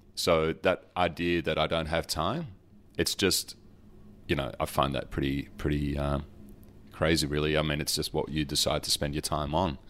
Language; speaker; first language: English; early bilingual, other home language; Dutch